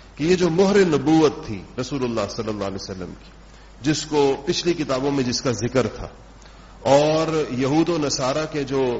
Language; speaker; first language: Urdu; non-native, local second language; Pashto